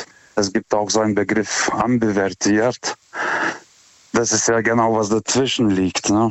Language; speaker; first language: German; non-native, fluent; Lithuanian